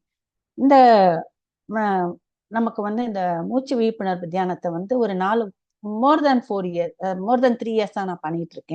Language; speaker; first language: Tamil; native; Tamil